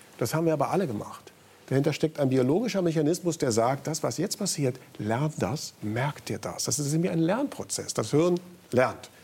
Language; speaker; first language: German; native; German